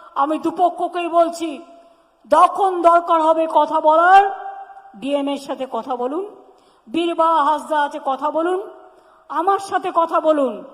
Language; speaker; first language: Bangla; native; Bangla